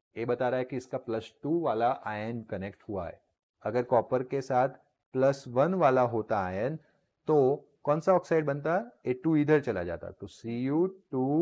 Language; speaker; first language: Hindi; non-native, local second language; Gujarati